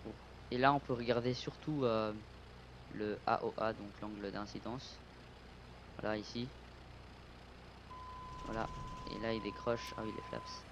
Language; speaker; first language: French; native; French